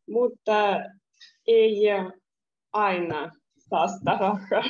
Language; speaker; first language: Finnish; non-native, learner; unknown